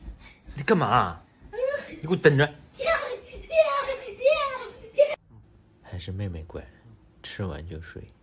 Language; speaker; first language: Chinese; native; Chinese